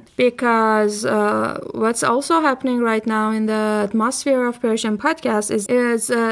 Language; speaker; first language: English; non-native, fluent; Persian